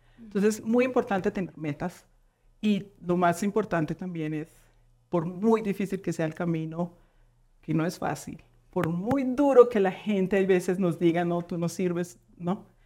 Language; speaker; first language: Spanish; native; Spanish